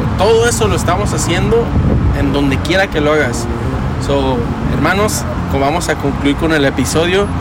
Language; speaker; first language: Spanish; early bilingual, heritage; Spanish